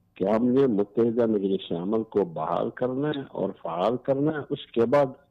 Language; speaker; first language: Urdu; non-native, local second language; Pashto